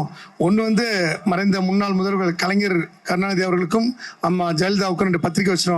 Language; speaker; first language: Tamil; native; Tamil